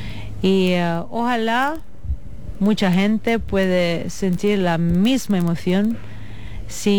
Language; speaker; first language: Spanish; non-native, fluent; Italian